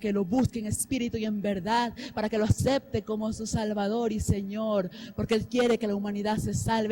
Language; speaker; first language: Spanish; native; Spanish